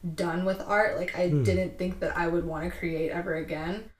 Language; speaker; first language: English; native; English